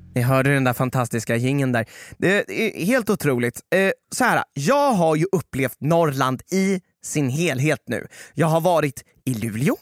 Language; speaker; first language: Swedish; native; Swedish